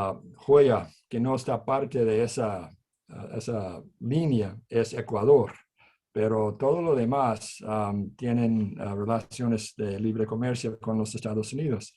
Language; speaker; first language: Spanish; non-native, fluent; English